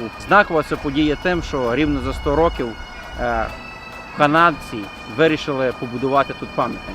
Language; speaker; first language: Ukrainian; native; Ukrainian